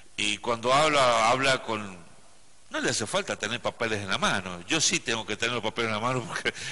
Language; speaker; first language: Spanish; native; Spanish